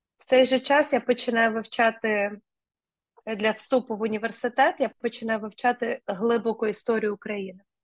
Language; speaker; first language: Ukrainian; non-native, local second language; Russian